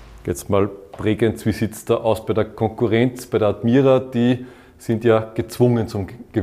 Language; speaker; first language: German; native; German